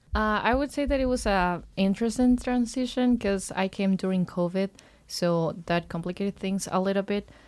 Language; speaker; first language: English; non-native, fluent; Spanish